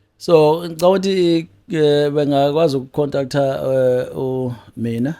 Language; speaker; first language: Zulu; native; Zulu